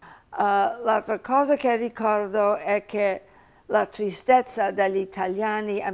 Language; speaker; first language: Italian; early bilingual, heritage; English